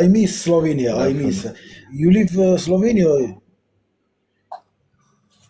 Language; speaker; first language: English; non-native, local second language; Arabic